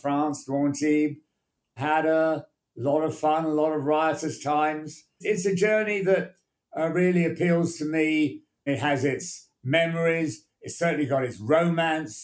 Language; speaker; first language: English; native; English